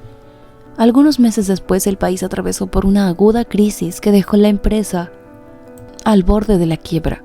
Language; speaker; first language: Spanish; native; Spanish